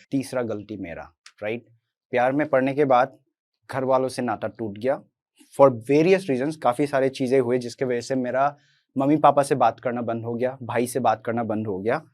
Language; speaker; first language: Hindi; non-native, local second language; Assamese